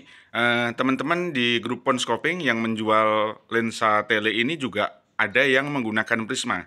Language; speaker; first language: Indonesian; native; Indonesian